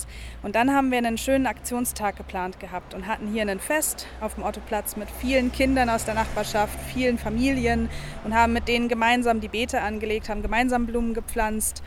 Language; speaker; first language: German; native; German